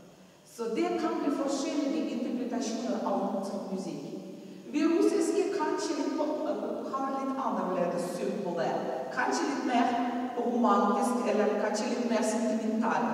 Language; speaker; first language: Norwegian; non-native, learner; Russian